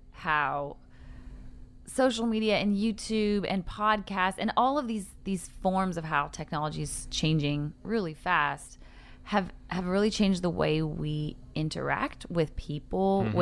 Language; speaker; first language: English; native; English